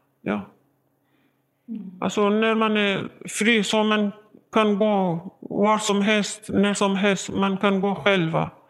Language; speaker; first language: Swedish; non-native, learner; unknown